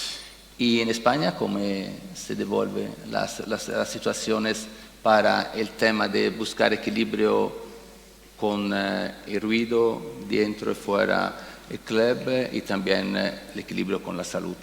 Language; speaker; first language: Spanish; non-native, learner; Italian